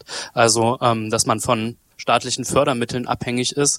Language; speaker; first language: German; native; German